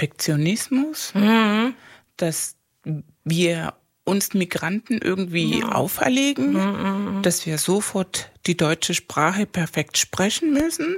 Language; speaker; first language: German; non-native, fluent; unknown